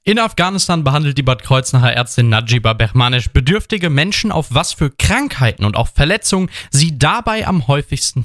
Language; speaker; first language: German; native; German